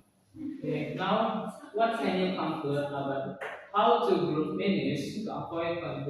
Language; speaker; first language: English; non-native, learner; Indonesian